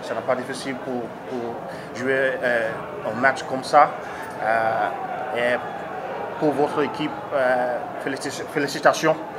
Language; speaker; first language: French; non-native, learner; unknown